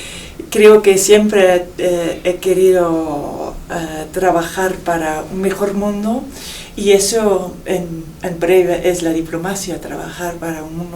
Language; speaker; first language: Spanish; non-native, fluent; Dutch